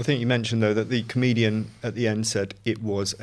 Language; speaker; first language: English; native; English